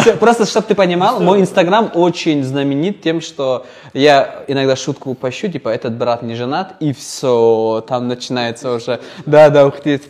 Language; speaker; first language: Russian; non-native, local second language; Uzbek